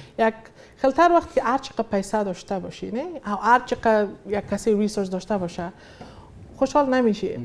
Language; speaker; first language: Persian; early bilingual, heritage; Persian